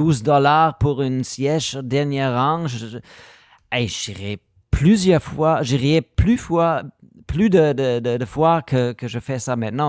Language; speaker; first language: French; non-native, learner; German